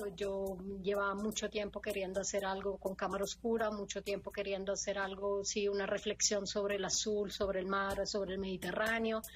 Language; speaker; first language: Spanish; non-native, fluent; Italian